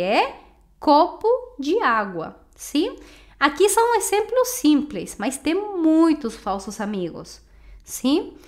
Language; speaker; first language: Portuguese; non-native, fluent; Spanish